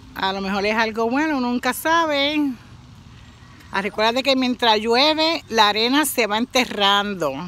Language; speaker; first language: Spanish; native; Spanish